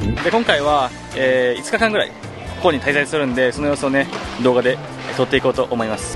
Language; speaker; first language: Japanese; native; Japanese